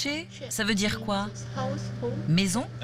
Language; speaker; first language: French; non-native, learner; Korean